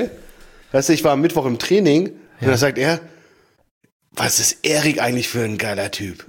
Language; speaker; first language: German; native; German